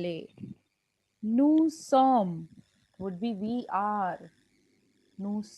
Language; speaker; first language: French; non-native, fluent; Hindi